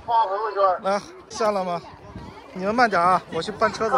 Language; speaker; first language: Chinese; native; Chinese